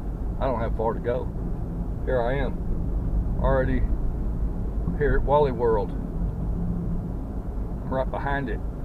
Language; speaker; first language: English; native; English